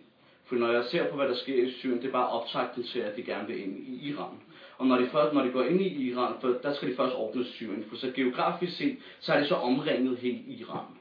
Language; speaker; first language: Danish; native; Danish